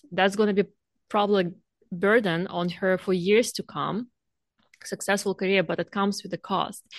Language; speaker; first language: English; non-native, fluent; Russian